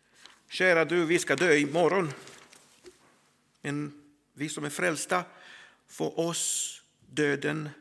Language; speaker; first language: Swedish; non-native, fluent; Croatian